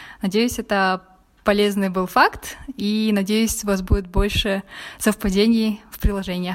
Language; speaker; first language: Russian; native; Russian